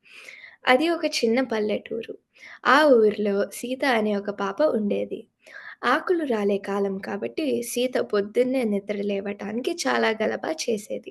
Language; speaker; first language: Telugu; early bilingual, heritage; Telugu